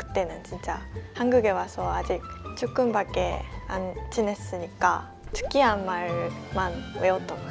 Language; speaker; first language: Korean; non-native, fluent; Japanese